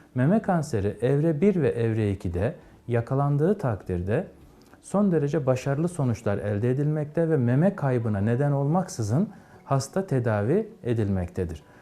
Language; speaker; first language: Turkish; native; Turkish